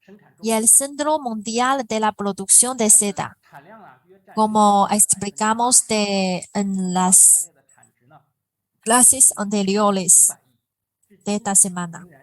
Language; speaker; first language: Spanish; non-native, fluent; Chinese